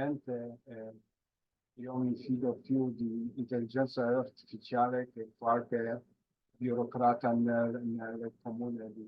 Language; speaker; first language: Italian; non-native, fluent; Polish